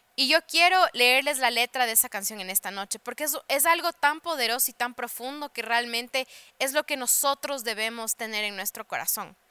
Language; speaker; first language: Spanish; early bilingual, heritage; Spanish